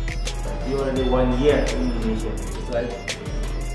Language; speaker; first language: English; non-native, learner; Indonesian